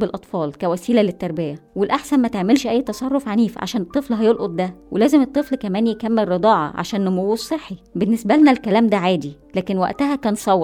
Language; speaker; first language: Arabic; native; Arabic